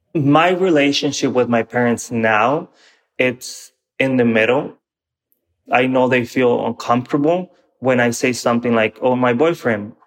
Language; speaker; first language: English; non-native, fluent; Spanish